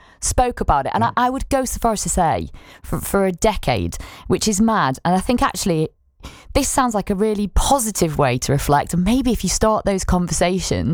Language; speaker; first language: English; native; English